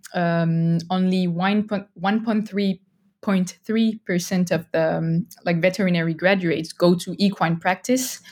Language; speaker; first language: English; non-native, fluent; French